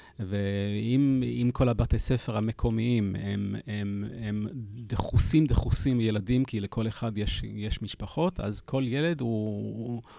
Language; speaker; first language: Hebrew; non-native, fluent; English